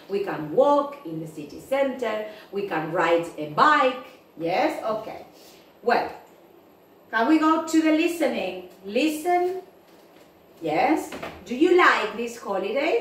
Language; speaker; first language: English; non-native, fluent; Spanish